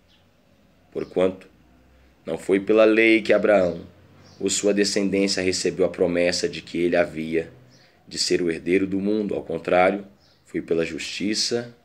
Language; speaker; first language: Portuguese; native; Portuguese